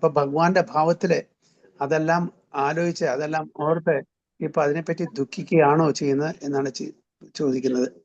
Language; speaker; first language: Malayalam; native; Malayalam